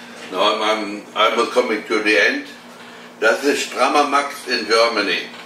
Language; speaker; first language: English; non-native, fluent; German